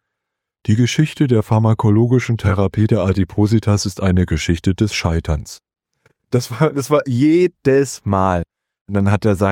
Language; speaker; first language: German; native; German